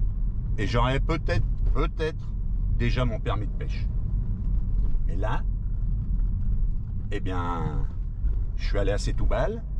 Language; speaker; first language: French; native; French